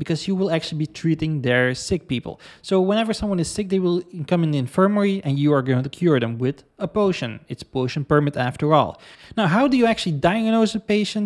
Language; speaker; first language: English; non-native, fluent; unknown